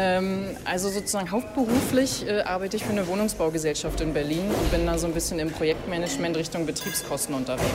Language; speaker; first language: German; native; German